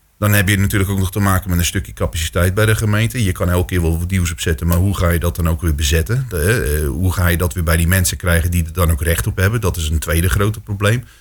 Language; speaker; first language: Dutch; native; Dutch